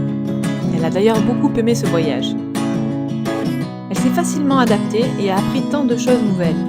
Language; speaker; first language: French; native; French